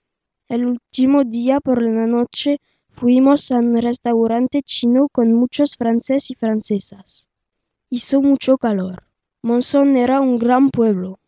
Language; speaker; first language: Spanish; non-native, learner; French